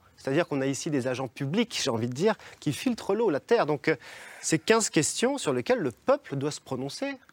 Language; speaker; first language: French; native; French